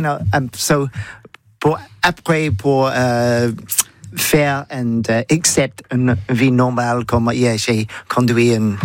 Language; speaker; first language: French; non-native, learner; English